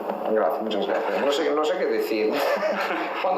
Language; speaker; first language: Spanish; non-native, fluent; Italian